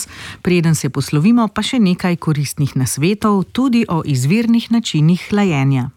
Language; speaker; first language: Slovenian; native; Slovenian